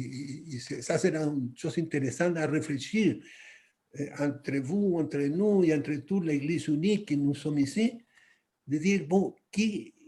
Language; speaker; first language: French; non-native, fluent; Spanish